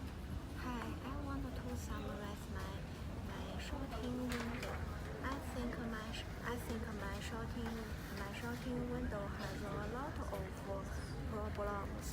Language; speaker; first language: English; non-native, learner; Chinese